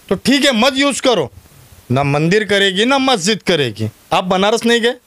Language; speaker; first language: Hindi; non-native, local second language; Urdu